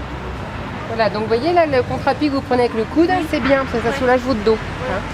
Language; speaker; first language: French; native; French